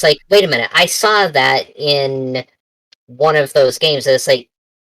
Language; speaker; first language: English; native; English